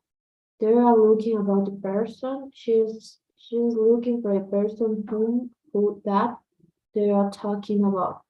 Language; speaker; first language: English; non-native, learner; Spanish